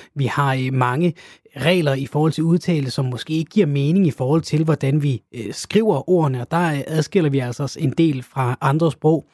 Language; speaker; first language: Danish; native; Danish